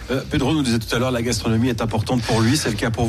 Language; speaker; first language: French; native; French